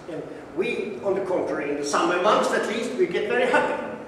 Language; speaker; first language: English; non-native, fluent; Swedish